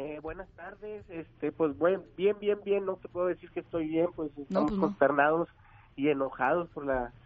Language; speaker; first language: Spanish; native; Spanish